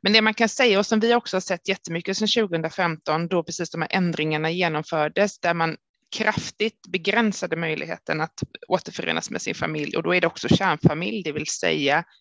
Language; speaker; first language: Swedish; native; Swedish